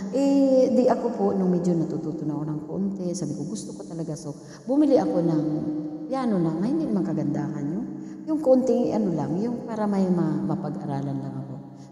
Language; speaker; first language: Filipino; non-native, local second language; Cebuano